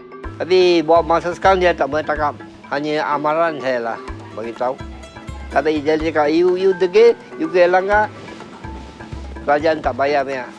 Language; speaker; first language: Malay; non-native, local second language; Chinese